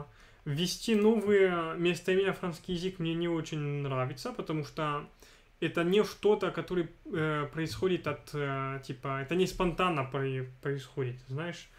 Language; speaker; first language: Russian; non-native, fluent; French